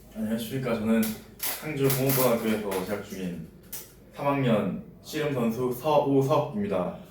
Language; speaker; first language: Korean; native; Korean